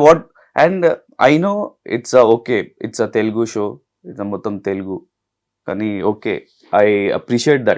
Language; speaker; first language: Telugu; non-native, learner; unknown